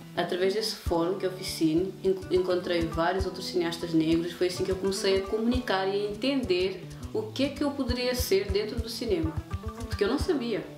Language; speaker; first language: Portuguese; non-native, local second language; Kabuverdianu